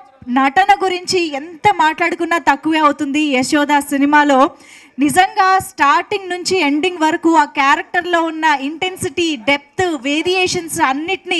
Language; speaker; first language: Telugu; native; Telugu